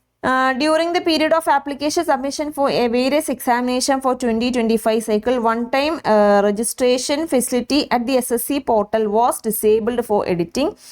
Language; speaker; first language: English; non-native, local second language; Malayalam